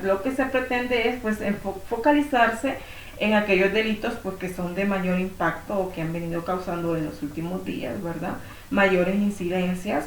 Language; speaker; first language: Spanish; native; Spanish